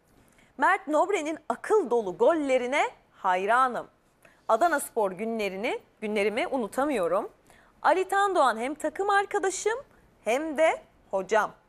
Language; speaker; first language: Turkish; native; Turkish